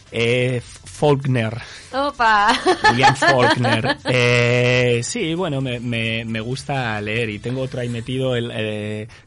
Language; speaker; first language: Spanish; native; Spanish